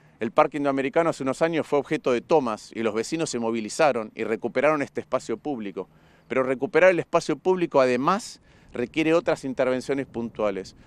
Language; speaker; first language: Spanish; native; Spanish